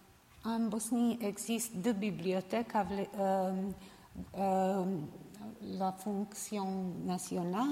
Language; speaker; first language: French; non-native, learner; Serbian